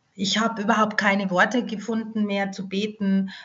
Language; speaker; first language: German; native; German